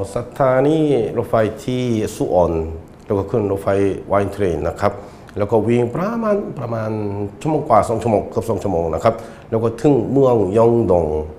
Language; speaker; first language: Thai; non-native, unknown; Korean